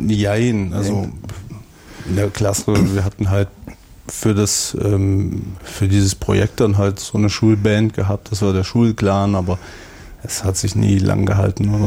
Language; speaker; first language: German; native; German